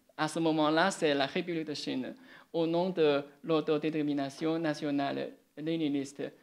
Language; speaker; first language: French; non-native, fluent; Chinese